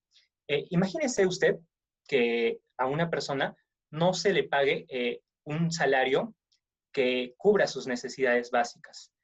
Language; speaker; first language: Spanish; native; Spanish